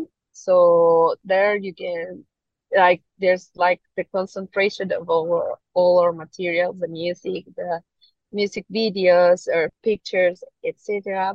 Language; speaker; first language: English; non-native, fluent; Spanish